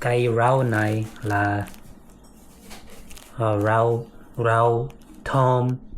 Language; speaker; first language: Vietnamese; non-native, learner; English